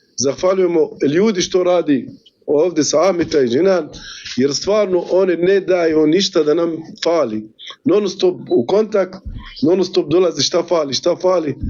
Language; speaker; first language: Bosnian; non-native, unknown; Arabic